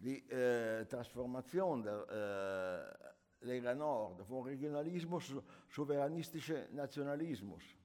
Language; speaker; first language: German; non-native, fluent; Italian